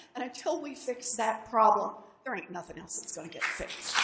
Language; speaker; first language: English; native; English